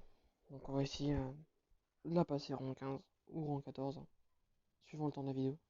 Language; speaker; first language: French; native; French